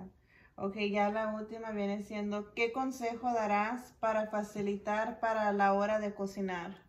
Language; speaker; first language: Spanish; early bilingual, heritage; Spanish